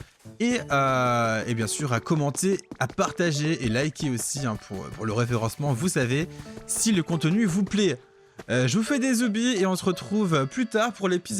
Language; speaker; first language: French; native; French